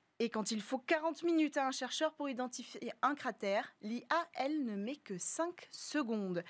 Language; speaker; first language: French; native; French